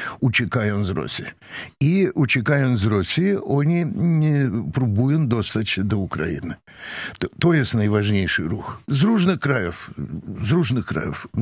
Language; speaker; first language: Polish; non-native, fluent; Russian